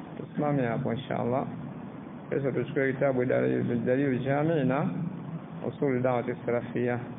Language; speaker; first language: Swahili; native; Swahili